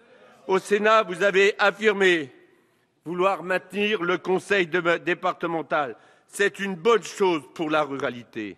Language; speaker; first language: French; native; French